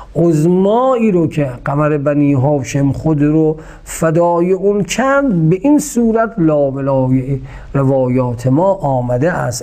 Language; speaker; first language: Persian; native; Persian